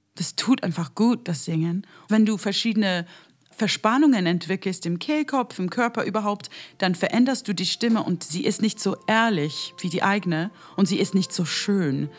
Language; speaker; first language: German; non-native, fluent; English